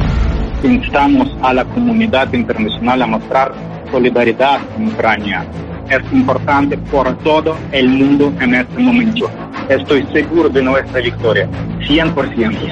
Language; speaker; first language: Spanish; non-native, fluent; Ukrainian